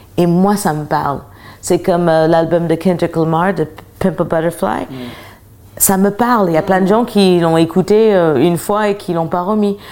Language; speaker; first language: French; early bilingual, other home language; English